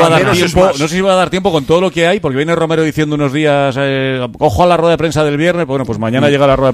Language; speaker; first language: Spanish; native; Spanish